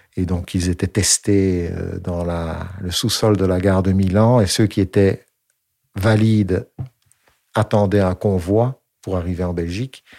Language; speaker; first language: French; native; French